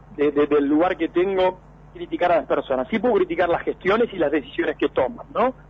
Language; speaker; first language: Spanish; native; Spanish